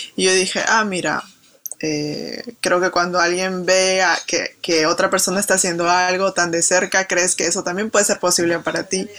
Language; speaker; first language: Spanish; native; Spanish